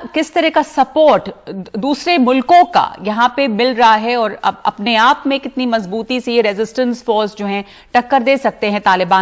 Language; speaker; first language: Hindi; native; Hindi